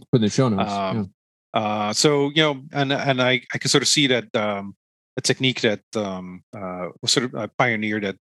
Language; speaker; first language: English; non-native, fluent; Dutch